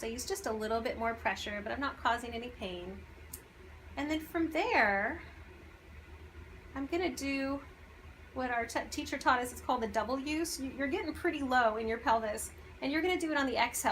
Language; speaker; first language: English; native; English